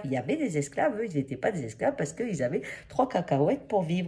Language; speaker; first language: French; native; French